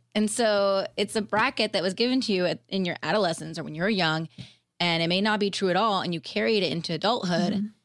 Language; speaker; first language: English; native; English